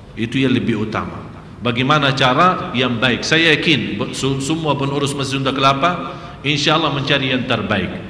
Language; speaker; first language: Malay; non-native, fluent; Arabic